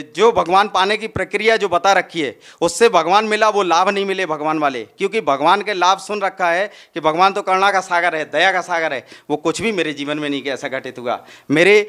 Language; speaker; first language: Hindi; native; Hindi